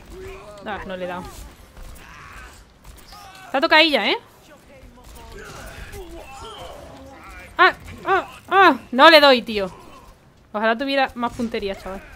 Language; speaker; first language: Spanish; native; Spanish